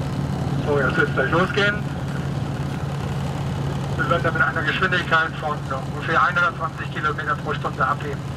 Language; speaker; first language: German; native; German